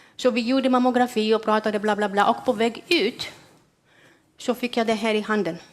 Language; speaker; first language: Swedish; non-native, fluent; Greek